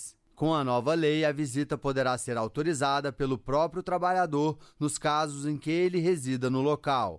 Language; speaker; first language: Portuguese; native; Portuguese